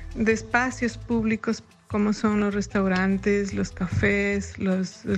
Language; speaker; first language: Spanish; native; Spanish